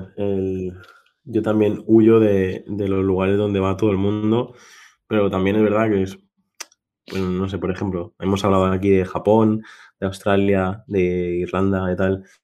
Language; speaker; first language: Spanish; non-native, local second language; Catalan